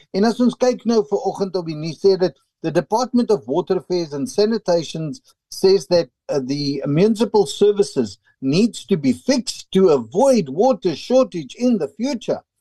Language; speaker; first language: English; non-native, local second language; Afrikaans